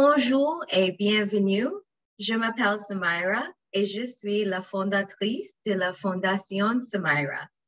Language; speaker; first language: French; non-native, learner; English